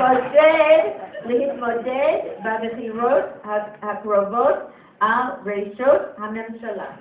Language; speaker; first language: Hebrew; non-native, learner; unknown